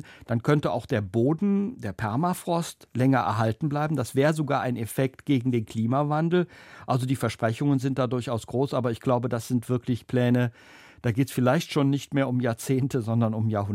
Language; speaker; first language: German; native; German